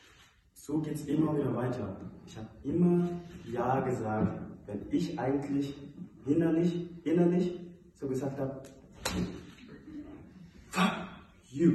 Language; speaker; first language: German; non-native, fluent; Indonesian